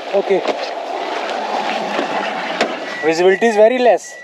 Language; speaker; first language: English; non-native, learner; Hindi